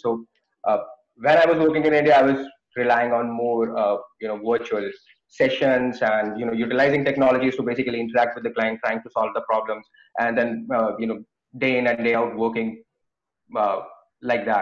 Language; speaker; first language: English; non-native, local second language; Hindi